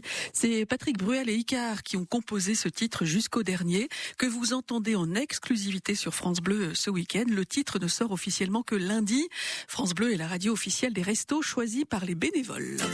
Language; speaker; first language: French; native; French